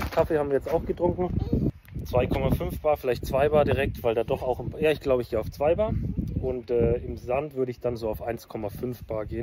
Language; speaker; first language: German; native; German